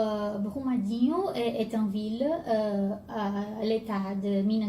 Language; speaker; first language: French; non-native, learner; Portuguese